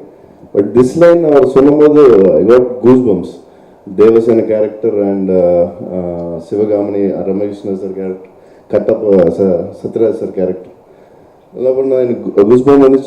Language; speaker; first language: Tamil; non-native, learner; Telugu